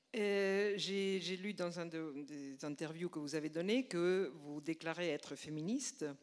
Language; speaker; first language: French; non-native, fluent; Spanish